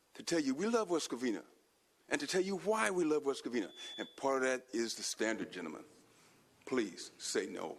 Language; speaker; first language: English; native; English